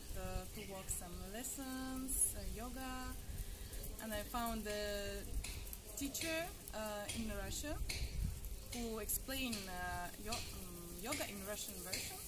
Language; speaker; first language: English; non-native, learner; Russian